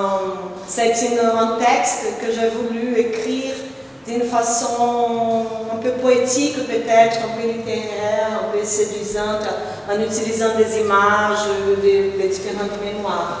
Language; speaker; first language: French; non-native, fluent; Portuguese